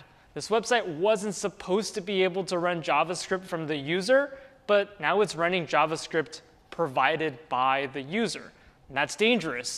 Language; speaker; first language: English; native; English